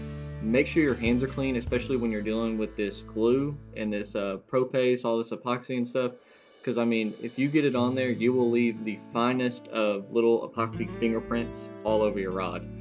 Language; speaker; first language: English; native; English